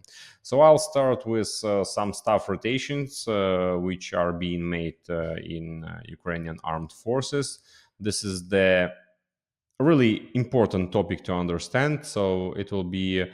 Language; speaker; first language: English; non-native, fluent; Ukrainian